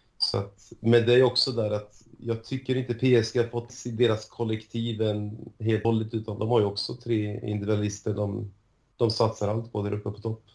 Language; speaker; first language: Swedish; early bilingual, other home language; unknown